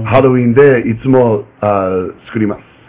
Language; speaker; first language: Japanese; non-native, learner; English